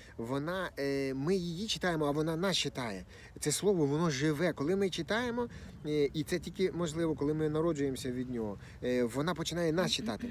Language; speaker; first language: Ukrainian; non-native, local second language; Russian